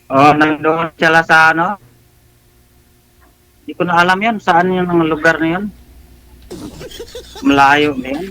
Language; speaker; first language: Filipino; non-native, local second language; Cebuano